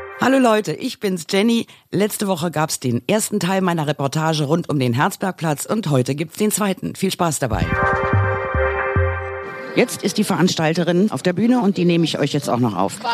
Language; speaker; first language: German; native; German